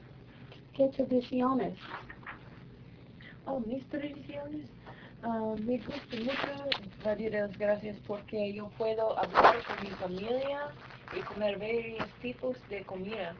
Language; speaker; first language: Spanish; non-native, learner; English